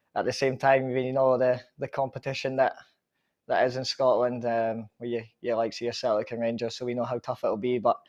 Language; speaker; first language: English; native; English